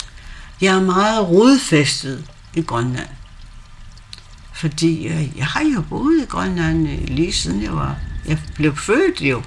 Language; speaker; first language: Danish; non-native, local second language; Kalaallisut